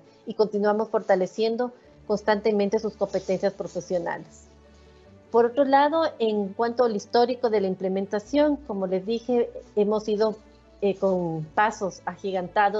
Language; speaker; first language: Spanish; native; Spanish